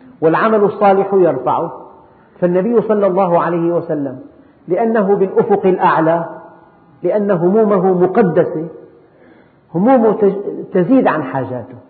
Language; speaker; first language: Arabic; native; Arabic